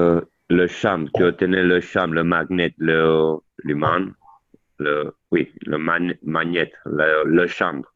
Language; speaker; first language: French; non-native, learner; Italian